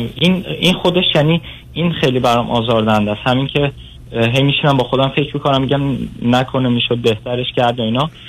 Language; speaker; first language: Persian; native; Persian